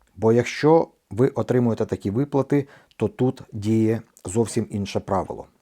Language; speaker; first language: Ukrainian; native; Ukrainian